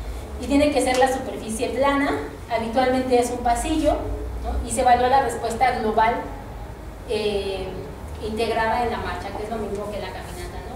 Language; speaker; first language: Spanish; native; Spanish